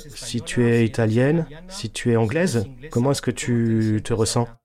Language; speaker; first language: French; non-native, fluent; Spanish